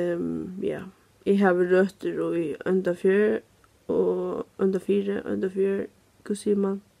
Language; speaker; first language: Norwegian; non-native, learner; Faroese